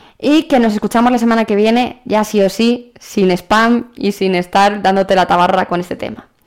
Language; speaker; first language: Spanish; native; Spanish